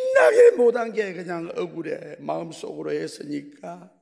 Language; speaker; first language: Korean; native; Korean